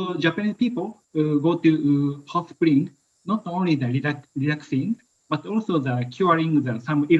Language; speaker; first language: English; non-native, learner; Japanese